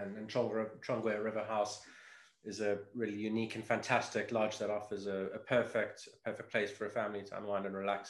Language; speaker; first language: English; native; English